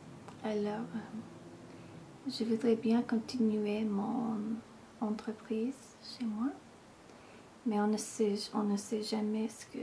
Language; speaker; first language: French; non-native, learner; English